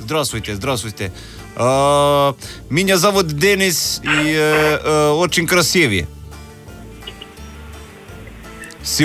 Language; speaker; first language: Russian; non-native, learner; Slovenian